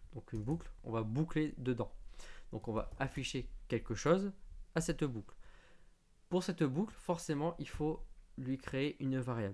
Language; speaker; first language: French; native; French